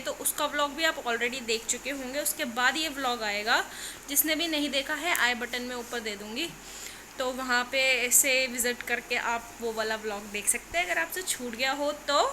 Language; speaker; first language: Hindi; native; Hindi